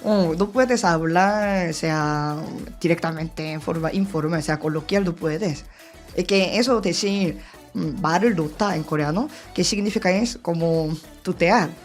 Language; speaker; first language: Spanish; non-native, learner; Korean